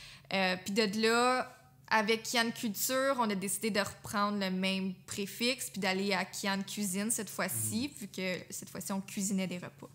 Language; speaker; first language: French; native; French